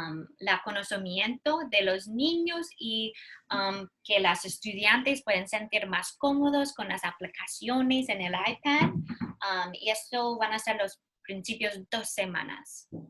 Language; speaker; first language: Spanish; non-native, learner; English